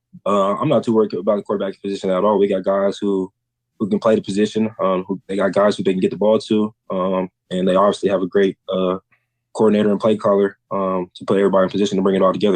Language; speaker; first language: English; native; English